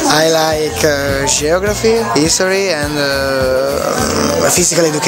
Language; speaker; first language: English; non-native, learner; Italian